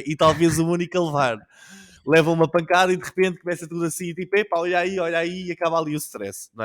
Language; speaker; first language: Portuguese; native; Portuguese